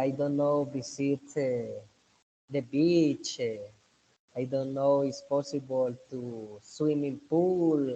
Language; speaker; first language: English; non-native, learner; Spanish